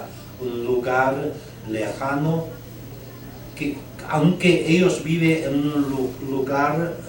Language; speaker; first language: Spanish; non-native, learner; Chinese